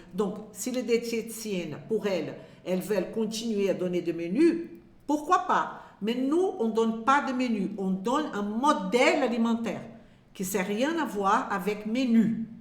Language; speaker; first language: French; non-native, fluent; Portuguese